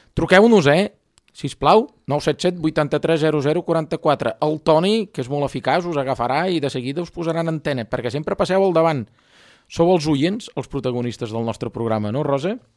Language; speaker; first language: Catalan; native; Catalan